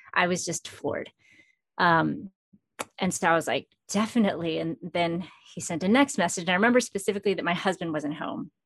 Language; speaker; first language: English; early bilingual, other home language; Filipino